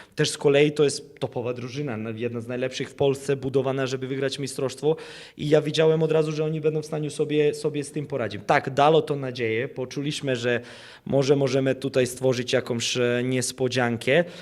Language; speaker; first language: Polish; non-native, fluent; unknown